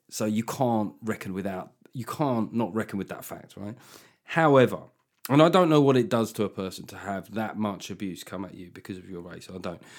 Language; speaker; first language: English; native; English